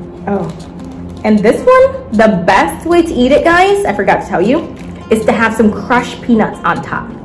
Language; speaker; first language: English; early bilingual, other home language; Vietnamese